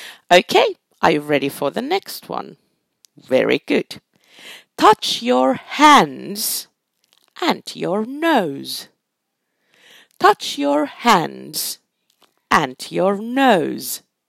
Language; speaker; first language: English; non-native, fluent; Finnish